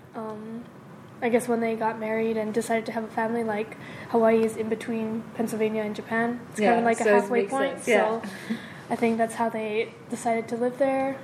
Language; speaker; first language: English; early bilingual, other home language; Japanese